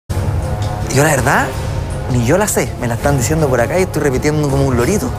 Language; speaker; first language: Spanish; native; Spanish